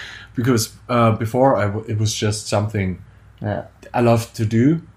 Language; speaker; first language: English; non-native, fluent; German